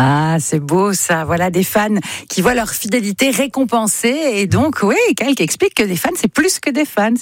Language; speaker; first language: French; native; French